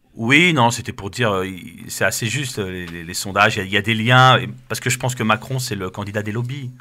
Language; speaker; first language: French; native; French